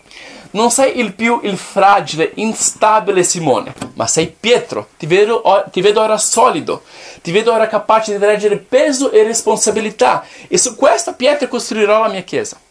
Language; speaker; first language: Italian; non-native, fluent; Portuguese